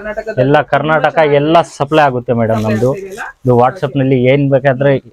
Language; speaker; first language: Kannada; non-native, local second language; Urdu